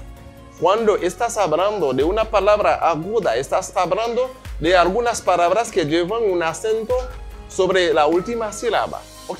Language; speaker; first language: Spanish; non-native, fluent; Haitian Creole